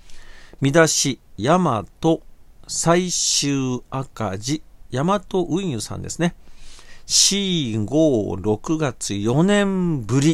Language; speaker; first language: Japanese; native; Japanese